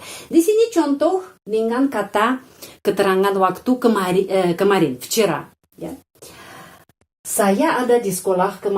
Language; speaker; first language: Indonesian; non-native, fluent; Russian